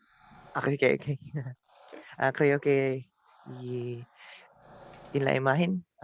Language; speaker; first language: Spanish; non-native, learner; English